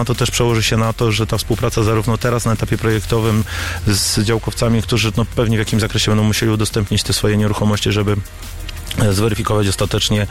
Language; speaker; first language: Polish; native; Polish